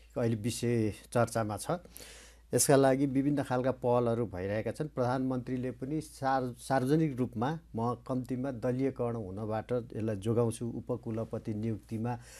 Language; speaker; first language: Nepali; native; Nepali